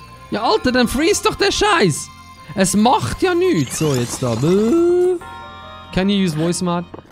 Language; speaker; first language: German; native; German